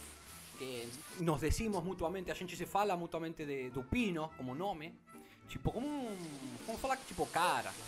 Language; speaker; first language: Portuguese; non-native, learner; Spanish